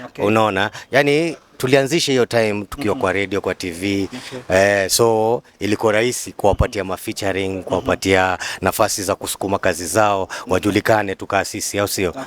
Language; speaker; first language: Swahili; native; Swahili